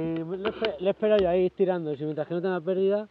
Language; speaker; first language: Spanish; native; Spanish